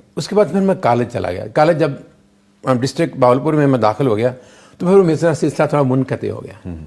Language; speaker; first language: Urdu; non-native, local second language; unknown